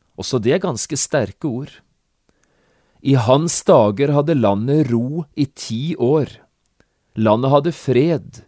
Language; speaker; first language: Norwegian; native; Norwegian